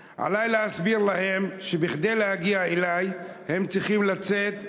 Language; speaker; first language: Hebrew; non-native, local second language; Arabic